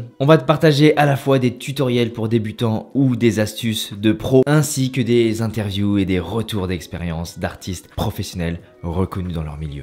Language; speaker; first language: French; native; French